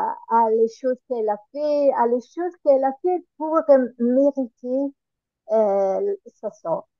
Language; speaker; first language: French; non-native, learner; Italian